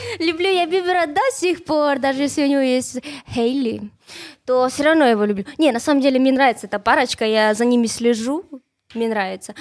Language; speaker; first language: Russian; non-native, fluent; Spanish